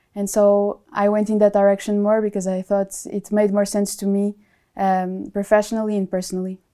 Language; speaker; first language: English; non-native, fluent; Portuguese